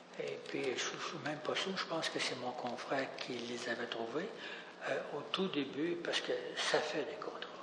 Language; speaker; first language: French; native; French